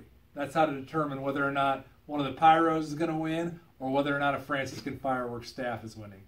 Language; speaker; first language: English; native; English